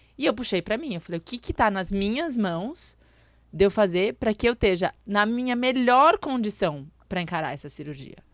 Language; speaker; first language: Portuguese; native; Portuguese